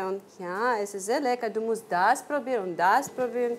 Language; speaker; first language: German; non-native, learner; Ukrainian